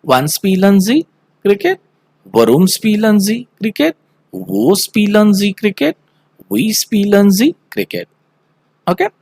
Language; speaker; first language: German; non-native, fluent; Marathi